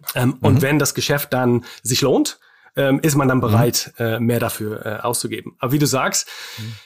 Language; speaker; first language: German; non-native, fluent; English